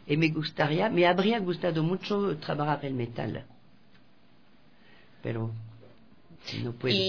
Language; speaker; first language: Spanish; non-native, fluent; French